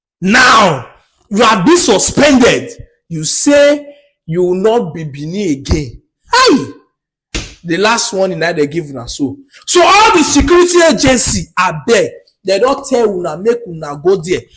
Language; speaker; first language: Nigerian Pidgin; non-native, local second language; Bini